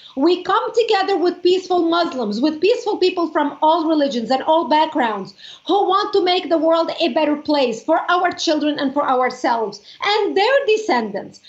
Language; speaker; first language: English; non-native, fluent; Arabic